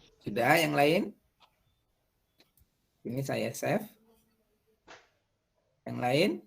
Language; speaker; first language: Indonesian; native; Indonesian